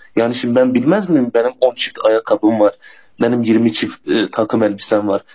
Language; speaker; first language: Turkish; non-native, local second language; Kurdish